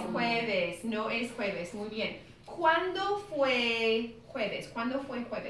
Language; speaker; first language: Spanish; non-native, fluent; English